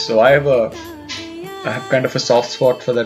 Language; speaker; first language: English; non-native, local second language; Tamil